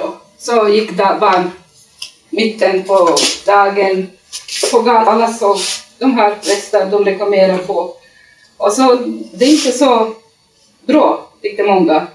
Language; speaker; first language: Swedish; non-native, learner; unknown